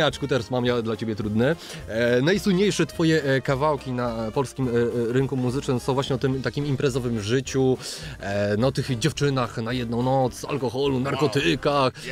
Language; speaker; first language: Polish; native; Polish